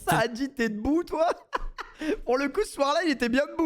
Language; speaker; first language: French; native; French